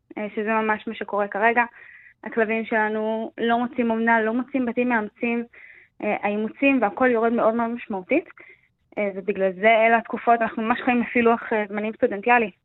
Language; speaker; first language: Hebrew; native; Hebrew